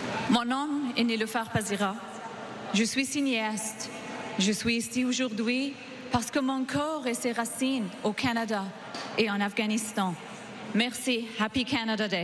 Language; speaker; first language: French; non-native, fluent; Persian